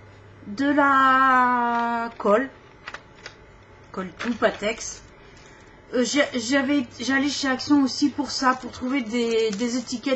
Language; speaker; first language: French; native; French